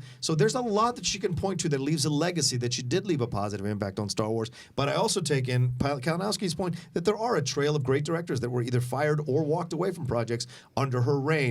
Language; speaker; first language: English; native; English